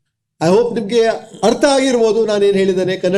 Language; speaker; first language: Kannada; non-native, local second language; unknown